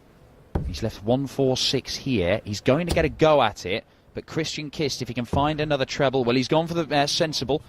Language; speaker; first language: English; native; English